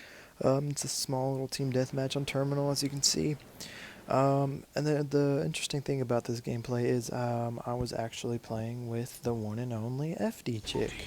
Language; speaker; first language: English; native; English